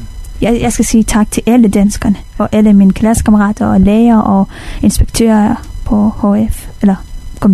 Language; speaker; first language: Danish; non-native, fluent; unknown